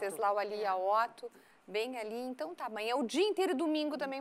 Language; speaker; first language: Portuguese; native; Portuguese